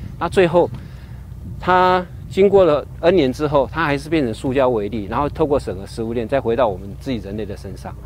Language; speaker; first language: Chinese; native; Chinese